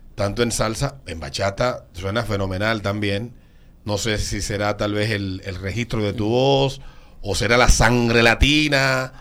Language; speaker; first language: Spanish; native; Spanish